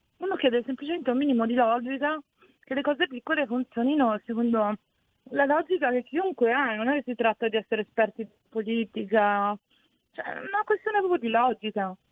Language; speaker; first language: Italian; native; Italian